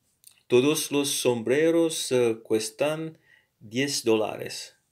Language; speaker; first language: Spanish; non-native, learner; English